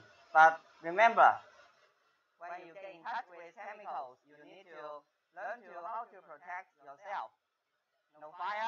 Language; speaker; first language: English; non-native, fluent; Chinese